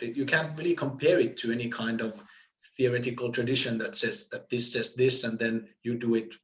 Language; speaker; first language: English; non-native, fluent; Finnish